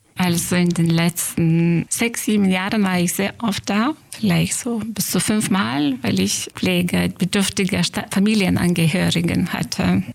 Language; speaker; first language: German; non-native, fluent; Lithuanian